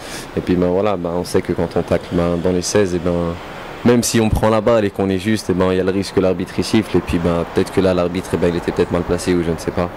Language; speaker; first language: French; native; French